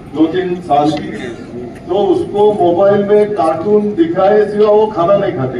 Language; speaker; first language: Hindi; non-native, local second language; Marathi